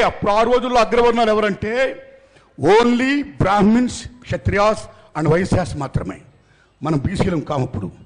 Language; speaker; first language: Telugu; native; Telugu